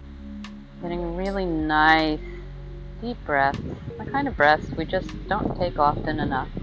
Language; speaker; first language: English; native; English